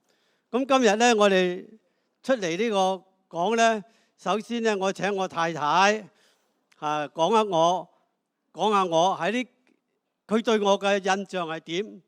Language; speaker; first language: Cantonese; native; Cantonese